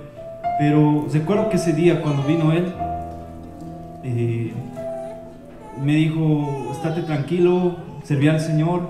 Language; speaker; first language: Spanish; native; Spanish